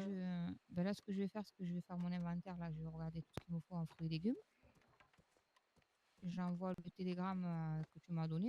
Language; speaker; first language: French; native; French